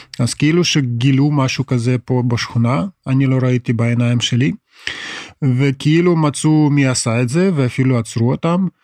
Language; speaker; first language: Hebrew; non-native, fluent; Russian